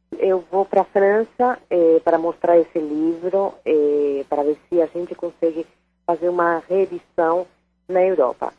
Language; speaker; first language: Portuguese; non-native, fluent; Spanish